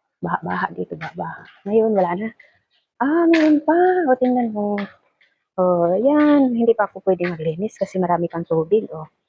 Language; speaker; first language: Filipino; non-native, local second language; Cebuano